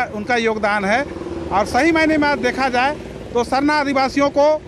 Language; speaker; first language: Hindi; native; Hindi